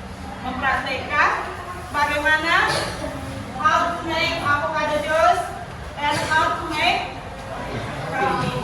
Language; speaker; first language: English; non-native, learner; Indonesian